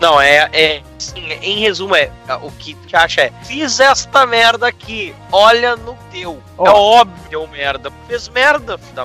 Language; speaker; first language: Portuguese; native; Portuguese